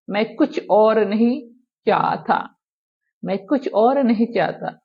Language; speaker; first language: Hindi; non-native, fluent; Bangla